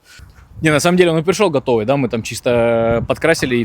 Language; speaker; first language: Russian; native; Russian